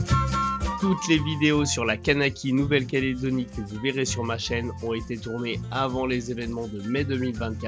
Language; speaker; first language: French; native; French